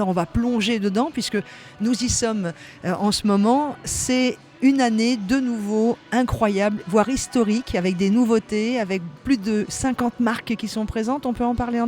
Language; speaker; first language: French; native; French